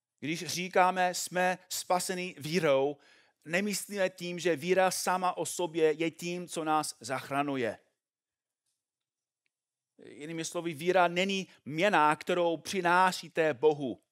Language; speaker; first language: Czech; non-native, fluent; English